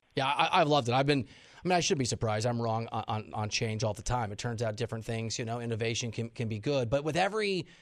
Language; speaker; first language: English; native; English